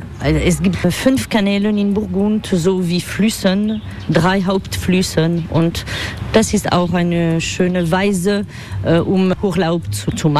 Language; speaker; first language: German; non-native, fluent; French